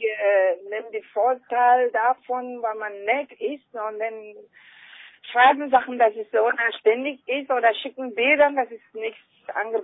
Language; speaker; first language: German; non-native, fluent; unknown